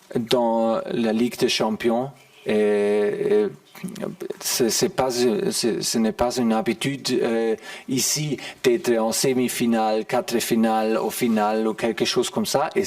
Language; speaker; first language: French; non-native, fluent; German